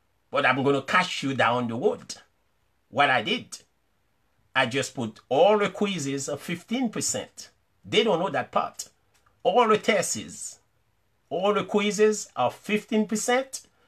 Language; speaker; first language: English; non-native, fluent; Haitian Creole